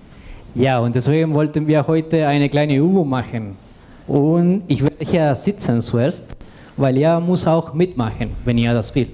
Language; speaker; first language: German; non-native, fluent; Spanish